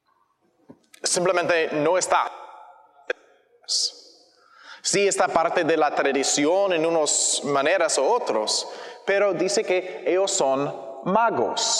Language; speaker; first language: Spanish; non-native, learner; English